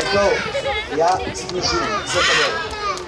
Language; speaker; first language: Russian; non-native, learner; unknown